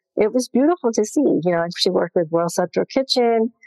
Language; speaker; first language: English; non-native, local second language; Gujarati